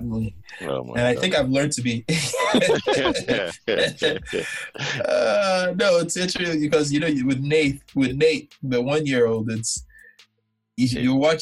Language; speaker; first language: English; non-native, local second language; Yoruba